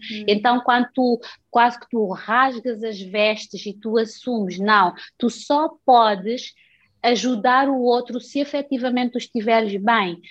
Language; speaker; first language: Portuguese; non-native, local second language; Kabuverdianu